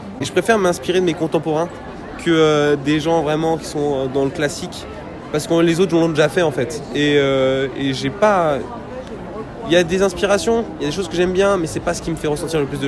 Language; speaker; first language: French; native; French